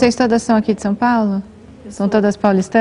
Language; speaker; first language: Portuguese; native; Portuguese